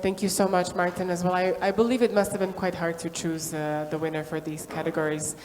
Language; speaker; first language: English; non-native, fluent; Slovak